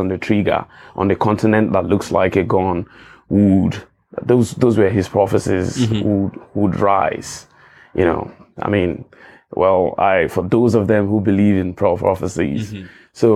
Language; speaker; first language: English; non-native, local second language; Igbo